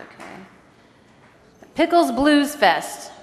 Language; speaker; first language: English; native; English